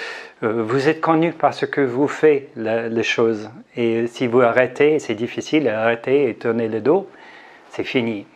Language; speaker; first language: French; non-native, learner; English